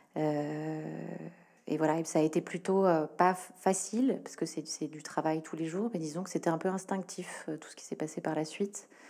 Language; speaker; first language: French; native; French